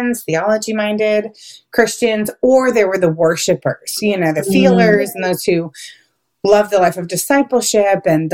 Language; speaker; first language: English; native; English